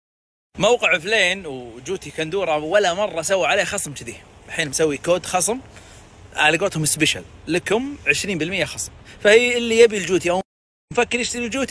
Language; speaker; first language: Arabic; native; Arabic